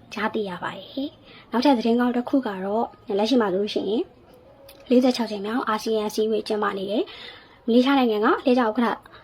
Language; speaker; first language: Burmese; non-native, local second language; Hakha Chin